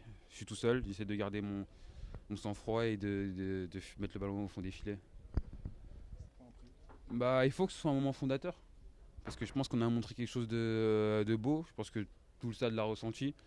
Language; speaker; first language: French; native; French